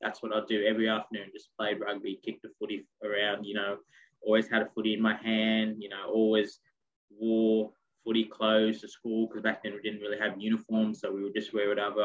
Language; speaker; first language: English; non-native, local second language; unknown